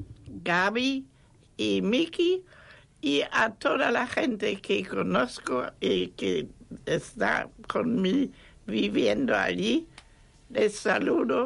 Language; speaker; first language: Spanish; non-native, fluent; German